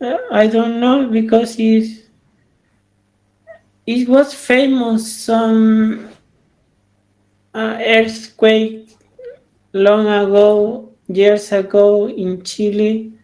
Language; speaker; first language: English; non-native, learner; Spanish